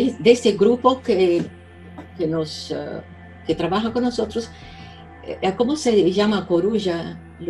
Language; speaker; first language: Spanish; non-native, fluent; Portuguese